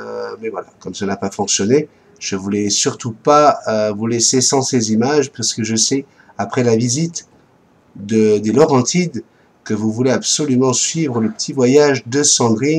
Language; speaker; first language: French; native; French